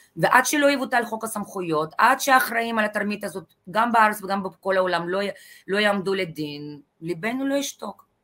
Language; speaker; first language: Hebrew; non-native, fluent; Russian